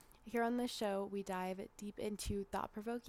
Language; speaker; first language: English; native; English